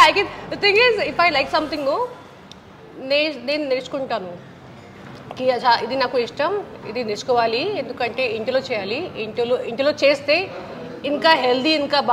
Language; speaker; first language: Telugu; non-native, learner; Hindi